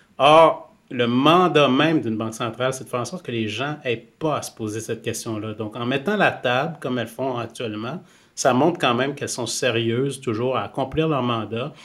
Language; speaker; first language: French; native; French